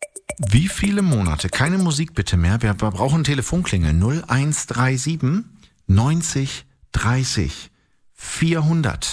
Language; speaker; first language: German; native; German